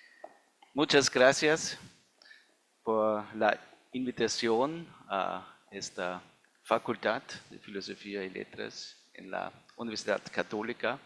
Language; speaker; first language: Spanish; non-native, fluent; German